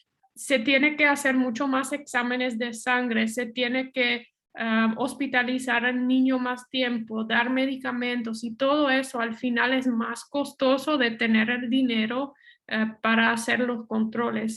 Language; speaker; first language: Spanish; non-native, fluent; Dutch